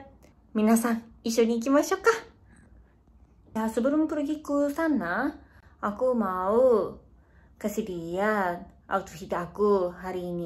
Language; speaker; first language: Indonesian; non-native, learner; Japanese